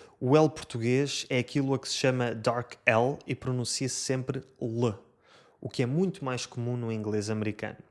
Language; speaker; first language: Portuguese; native; Portuguese